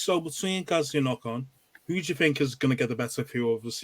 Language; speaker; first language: English; native; English